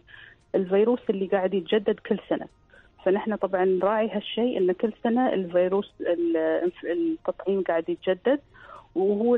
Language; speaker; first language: Arabic; native; Arabic